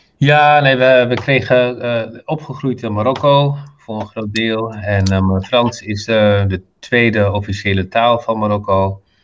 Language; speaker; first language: Dutch; non-native, fluent; Arabic